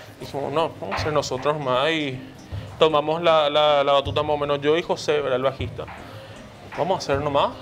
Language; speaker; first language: Spanish; early bilingual, other home language; Portuguese